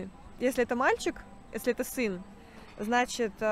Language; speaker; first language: Russian; native; Russian